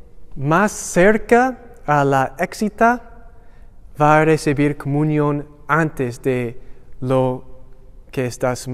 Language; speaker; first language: Spanish; non-native, learner; English